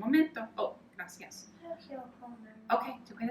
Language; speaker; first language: Spanish; non-native, learner; English